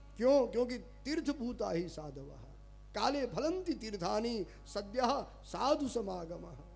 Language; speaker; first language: Hindi; non-native, local second language; Gujarati